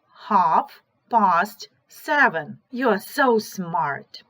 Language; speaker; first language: English; non-native, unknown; Ukrainian